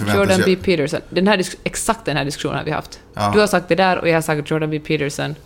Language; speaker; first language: Swedish; native; Swedish